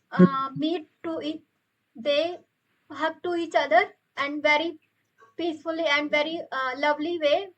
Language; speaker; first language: English; non-native, local second language; Hindi